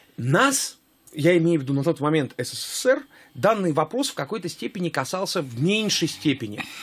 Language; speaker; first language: Russian; native; Russian